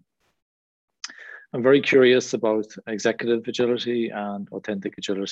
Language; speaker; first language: English; native; English